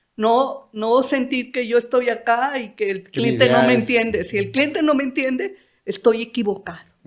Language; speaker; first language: Spanish; native; Spanish